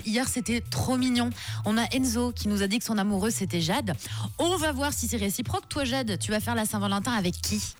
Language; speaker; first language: French; native; French